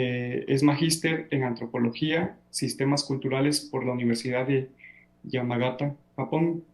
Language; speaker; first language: Spanish; native; Spanish